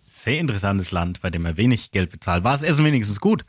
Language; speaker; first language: German; native; German